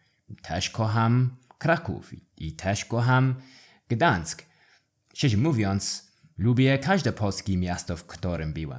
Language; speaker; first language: Polish; non-native, learner; English